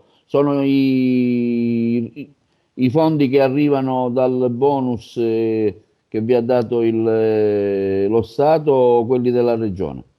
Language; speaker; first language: Italian; native; Italian